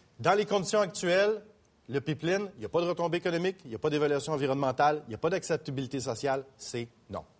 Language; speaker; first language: French; native; French